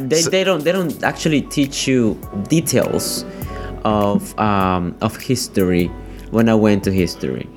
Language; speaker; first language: English; early bilingual, other home language; Spanish